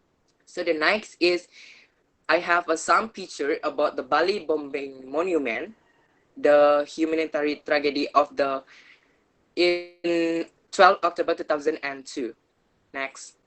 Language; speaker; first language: English; non-native, learner; Indonesian